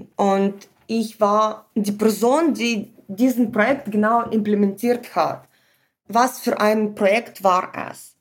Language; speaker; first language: German; non-native, fluent; Ukrainian